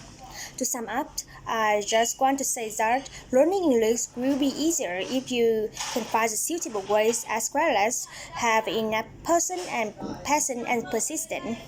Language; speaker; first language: English; non-native, learner; Vietnamese